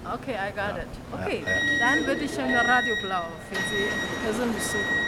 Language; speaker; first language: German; non-native, learner; Chinese